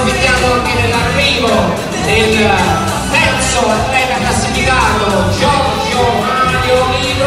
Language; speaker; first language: Italian; native; Italian